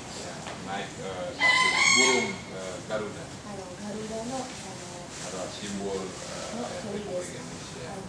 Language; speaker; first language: Indonesian; non-native, local second language; Balinese